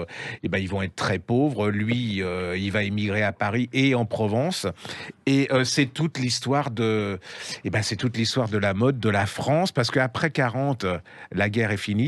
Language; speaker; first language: French; native; French